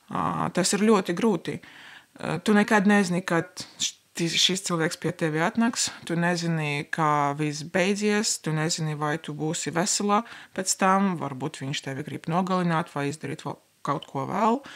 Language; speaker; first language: Latvian; non-native, local second language; Russian